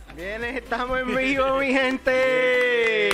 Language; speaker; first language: Spanish; native; Spanish